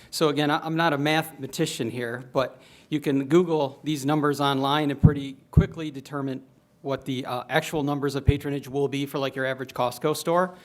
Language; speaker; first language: English; native; English